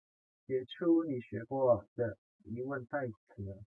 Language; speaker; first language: Chinese; non-native, fluent; Indonesian